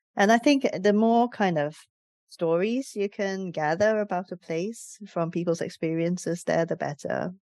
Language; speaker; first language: English; native; English